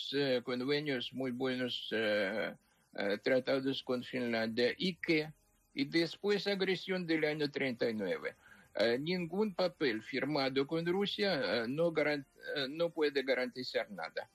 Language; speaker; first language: Spanish; non-native, fluent; Ukrainian